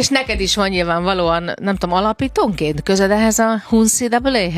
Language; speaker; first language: Hungarian; native; Hungarian